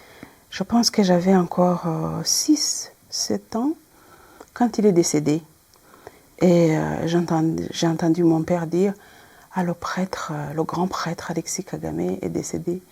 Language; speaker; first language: French; non-native, local second language; Kinyarwanda